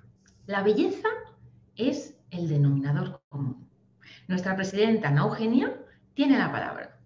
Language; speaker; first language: Spanish; native; Spanish